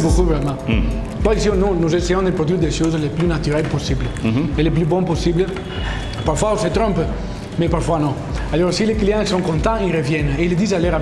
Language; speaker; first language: French; non-native, fluent; Italian